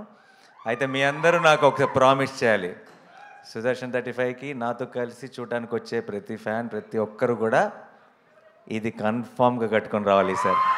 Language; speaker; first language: Telugu; native; Telugu